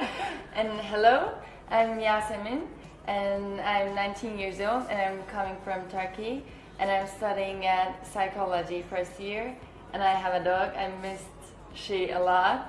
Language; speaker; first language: English; non-native, learner; Turkish